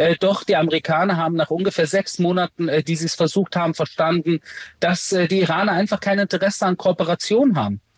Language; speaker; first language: German; early bilingual, other home language; Persian